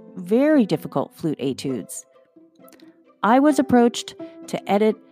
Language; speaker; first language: English; native; English